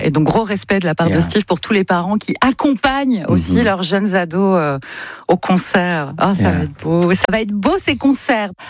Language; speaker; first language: French; native; French